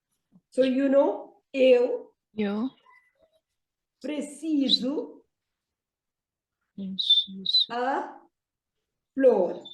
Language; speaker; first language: Portuguese; non-native, fluent; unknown